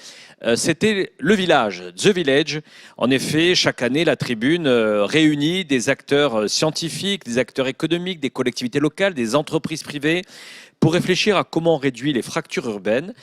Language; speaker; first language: French; native; French